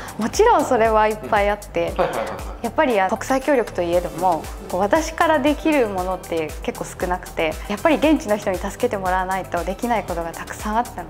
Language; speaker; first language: Japanese; native; Japanese